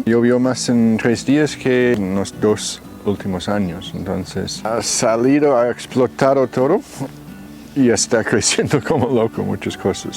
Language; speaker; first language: Spanish; non-native, fluent; English